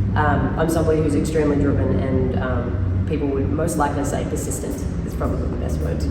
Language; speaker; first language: English; native; English